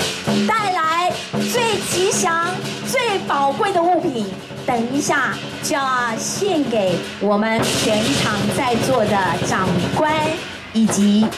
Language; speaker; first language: Chinese; native; Chinese